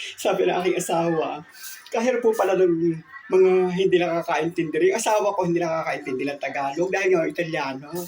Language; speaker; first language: Filipino; native; Filipino